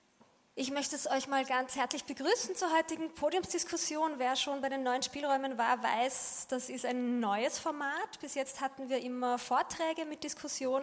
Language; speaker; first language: German; native; German